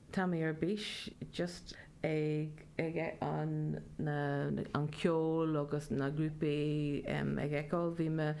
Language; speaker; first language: Irish; non-native, learner; Welsh